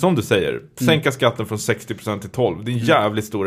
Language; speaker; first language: Swedish; native; Swedish